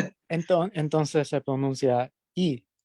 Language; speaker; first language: Spanish; early bilingual, heritage; Spanish